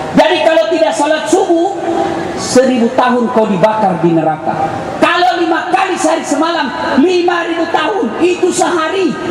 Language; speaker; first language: Indonesian; non-native, local second language; Buginese